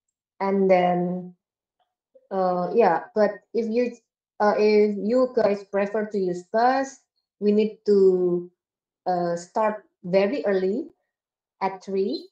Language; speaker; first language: English; non-native, learner; Indonesian